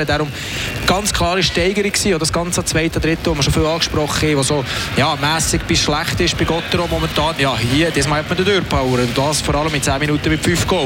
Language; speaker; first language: German; native; German